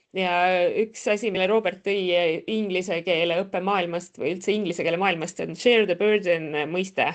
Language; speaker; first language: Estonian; native; Estonian